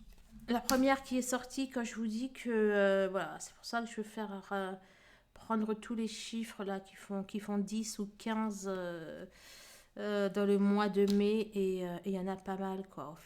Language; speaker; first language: French; native; French